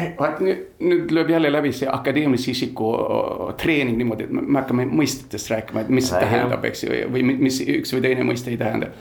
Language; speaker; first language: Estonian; early bilingual, heritage; Estonian